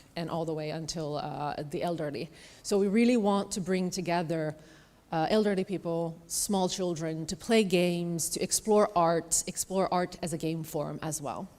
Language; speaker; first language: English; non-native, fluent; Finnish